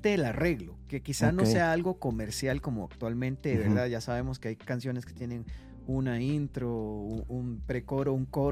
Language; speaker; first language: Spanish; native; Spanish